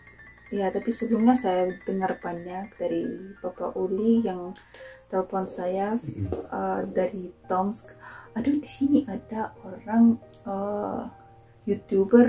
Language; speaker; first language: Indonesian; non-native, fluent; Russian